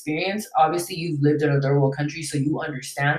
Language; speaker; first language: English; early bilingual, other home language; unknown